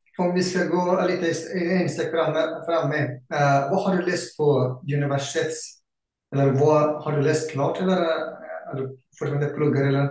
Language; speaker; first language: Swedish; non-native, fluent; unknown